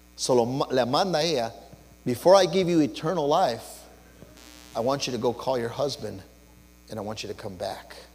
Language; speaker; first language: English; early bilingual, other home language; Spanish